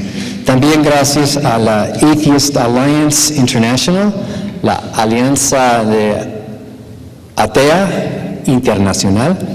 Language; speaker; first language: Spanish; non-native, fluent; English